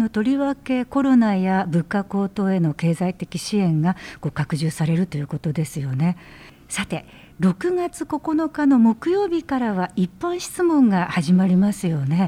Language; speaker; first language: Japanese; native; Japanese